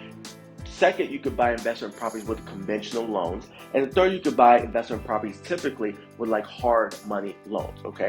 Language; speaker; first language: English; native; English